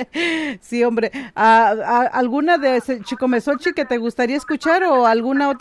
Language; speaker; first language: Spanish; non-native, local second language; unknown